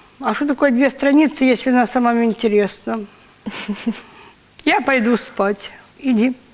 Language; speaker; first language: Russian; native; Russian